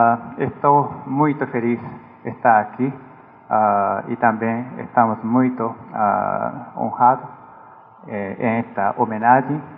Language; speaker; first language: Portuguese; non-native, fluent; Japanese